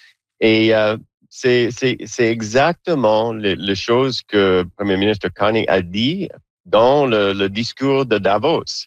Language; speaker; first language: French; non-native, learner; English